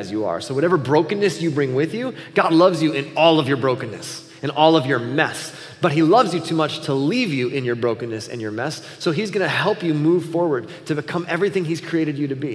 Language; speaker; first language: English; native; English